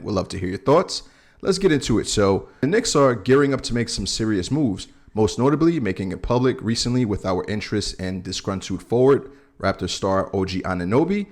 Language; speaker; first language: English; native; English